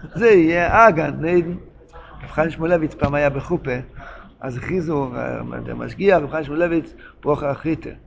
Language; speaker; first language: Hebrew; non-native, local second language; Yiddish